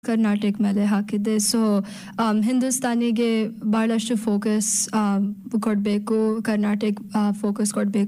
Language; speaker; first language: Kannada; early bilingual, heritage; Kannada